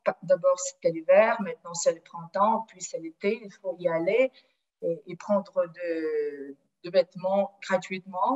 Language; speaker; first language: French; non-native, fluent; Ukrainian